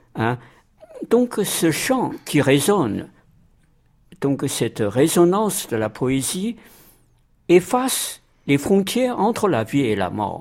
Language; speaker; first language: French; non-native, fluent; Chinese